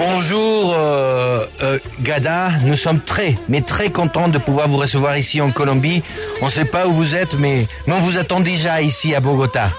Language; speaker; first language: French; non-native, fluent; Spanish